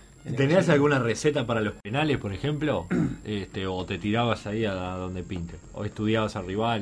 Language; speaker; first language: Spanish; native; Spanish